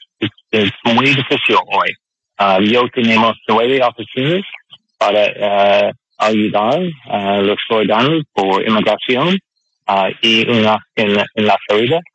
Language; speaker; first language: Spanish; non-native, learner; English